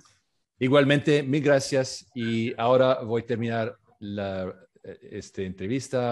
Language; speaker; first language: Spanish; non-native, fluent; French